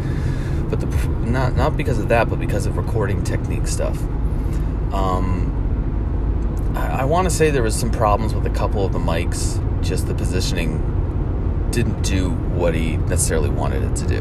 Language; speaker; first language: English; native; English